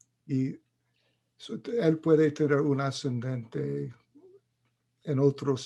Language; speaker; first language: Spanish; non-native, fluent; English